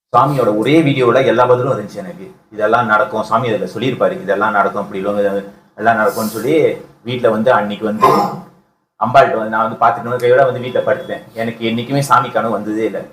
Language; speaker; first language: Tamil; early bilingual, heritage; Tamil